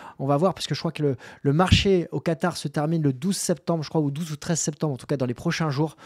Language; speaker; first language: French; native; French